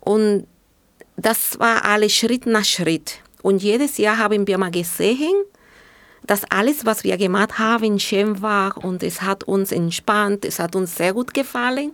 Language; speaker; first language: German; non-native, fluent; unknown